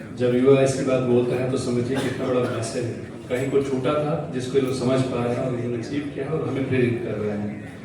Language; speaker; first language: Hindi; non-native, local second language; Bhojpuri